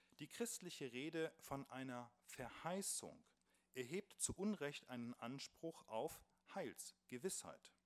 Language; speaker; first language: German; native; German